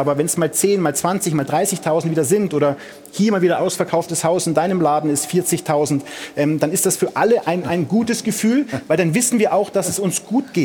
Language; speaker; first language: German; native; German